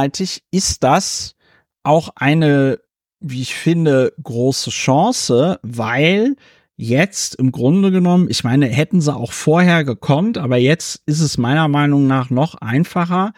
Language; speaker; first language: German; native; German